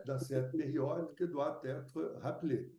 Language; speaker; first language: French; non-native, fluent; Portuguese